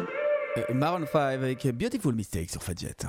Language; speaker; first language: French; native; French